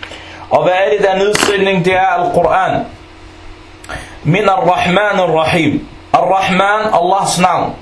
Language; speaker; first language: Danish; non-native, fluent; Arabic